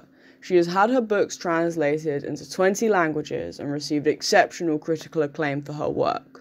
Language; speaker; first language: English; native; English